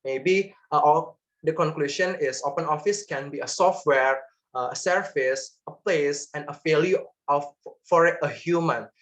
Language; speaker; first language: English; non-native, learner; Indonesian